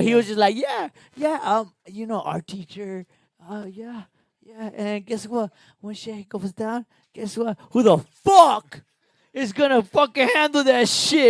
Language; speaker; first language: English; early bilingual, other home language; Spanish